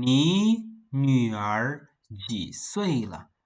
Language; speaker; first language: Chinese; non-native, fluent; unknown